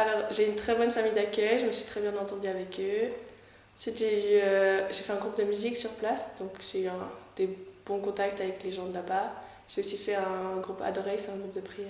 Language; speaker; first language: French; native; French